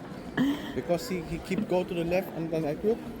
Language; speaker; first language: English; non-native, learner; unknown